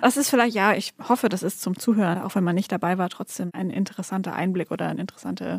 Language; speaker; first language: German; native; German